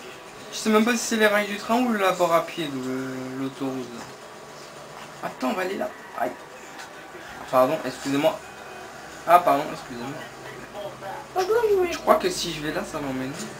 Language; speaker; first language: French; native; French